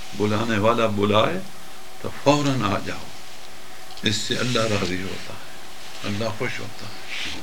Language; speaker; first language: Urdu; non-native, local second language; Punjabi